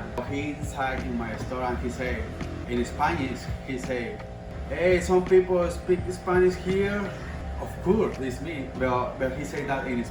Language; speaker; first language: English; non-native, learner; Spanish